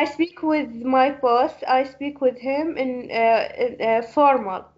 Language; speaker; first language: English; non-native, learner; Arabic